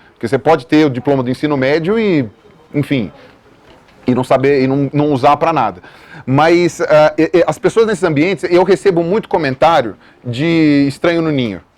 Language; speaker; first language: Portuguese; native; Portuguese